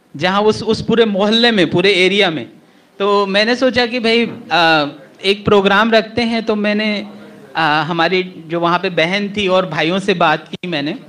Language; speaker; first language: Hindi; native; Hindi